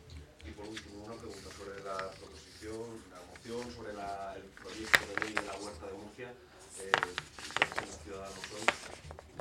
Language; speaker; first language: Spanish; native; Spanish